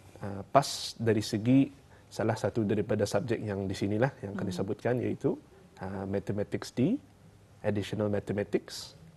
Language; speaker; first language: Malay; native; Malay